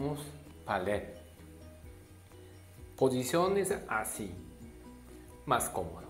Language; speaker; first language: Spanish; non-native, learner; Japanese